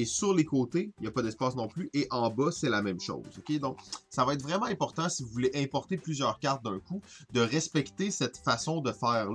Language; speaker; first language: French; native; French